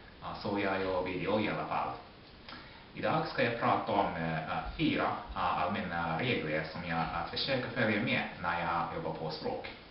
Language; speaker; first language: Swedish; non-native, fluent; Japanese